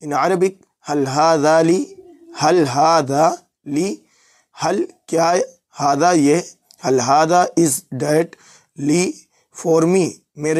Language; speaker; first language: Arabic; non-native, fluent; Urdu